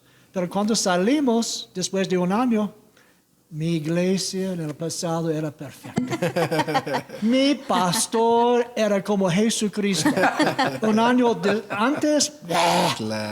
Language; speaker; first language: Spanish; non-native, learner; English